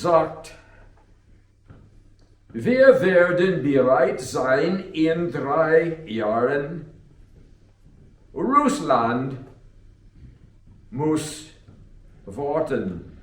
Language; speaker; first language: German; non-native, learner; English